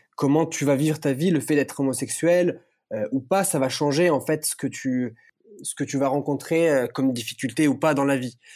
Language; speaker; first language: French; early bilingual, other home language; Italian